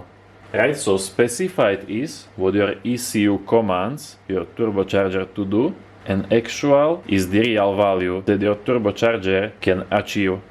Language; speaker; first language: English; non-native, fluent; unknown